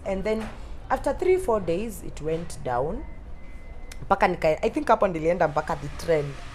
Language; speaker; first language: English; non-native, local second language; Swahili